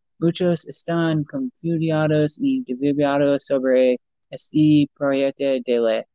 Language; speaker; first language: Spanish; non-native, learner; English